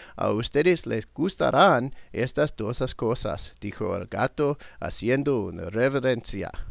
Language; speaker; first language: Spanish; non-native, learner; English